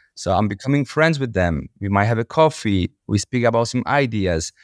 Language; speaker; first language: English; non-native, fluent; Polish